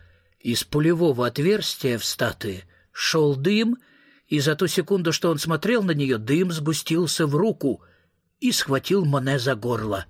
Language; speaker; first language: Russian; native; Russian